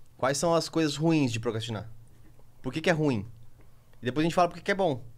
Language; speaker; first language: Portuguese; native; Portuguese